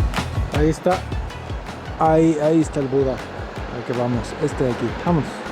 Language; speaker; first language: Spanish; native; Spanish